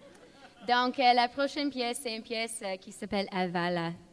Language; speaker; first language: French; non-native, fluent; English